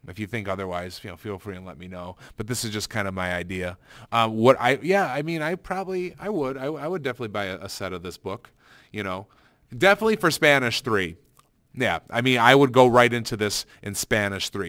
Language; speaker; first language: English; native; English